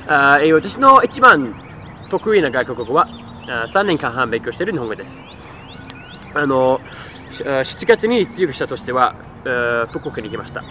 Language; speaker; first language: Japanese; non-native, fluent; English